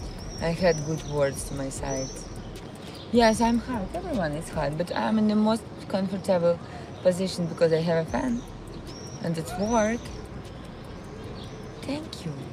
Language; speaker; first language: English; non-native, learner; Russian